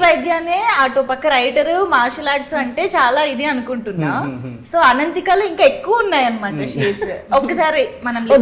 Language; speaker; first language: Telugu; native; Telugu